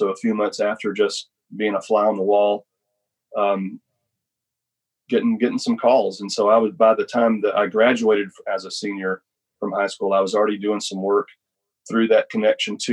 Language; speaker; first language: English; native; English